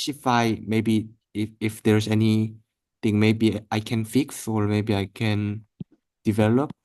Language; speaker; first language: English; non-native, learner; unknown